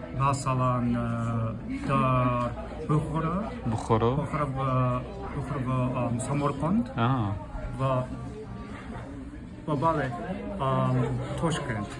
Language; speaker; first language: Persian; non-native, learner; Japanese